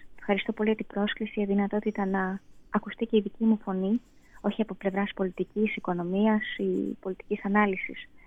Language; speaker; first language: Greek; non-native, fluent; Russian